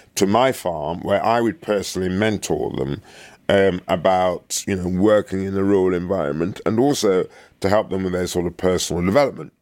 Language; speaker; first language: English; native; English